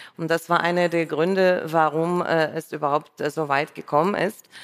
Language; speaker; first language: German; non-native, fluent; Russian